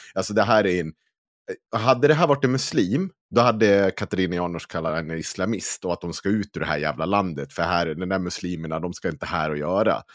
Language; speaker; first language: Swedish; native; Swedish